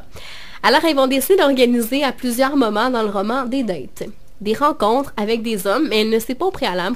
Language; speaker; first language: French; native; French